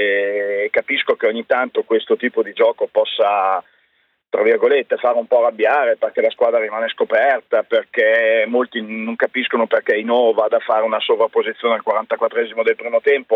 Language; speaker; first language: Italian; native; Italian